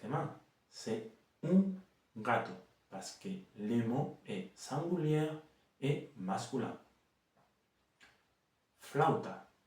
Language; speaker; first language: French; non-native, fluent; Spanish